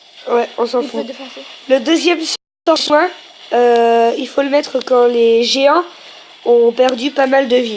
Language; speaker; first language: French; native; French